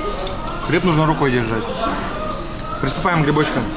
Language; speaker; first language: Russian; native; Russian